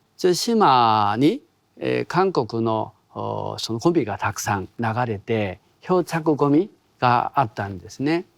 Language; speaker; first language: Japanese; non-native, fluent; Korean